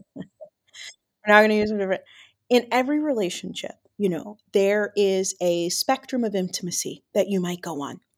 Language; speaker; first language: English; native; English